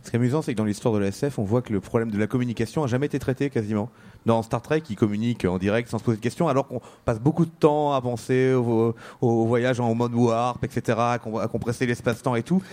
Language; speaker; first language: French; native; French